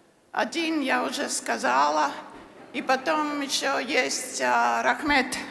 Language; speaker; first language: Russian; non-native, fluent; Latvian